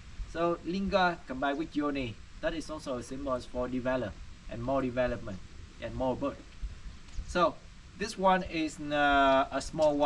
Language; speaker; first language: English; non-native, fluent; Vietnamese